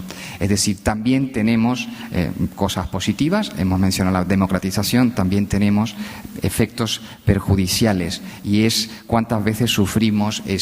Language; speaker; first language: Spanish; native; Spanish